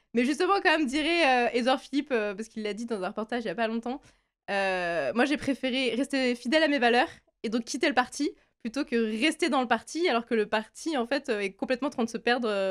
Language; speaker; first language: French; native; French